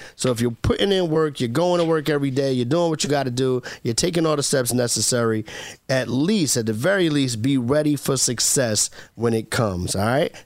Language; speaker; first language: English; native; English